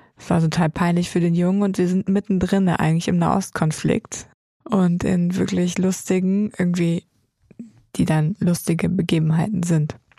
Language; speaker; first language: German; native; German